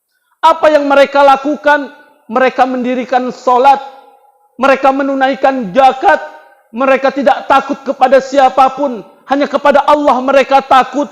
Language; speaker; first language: Indonesian; native; Indonesian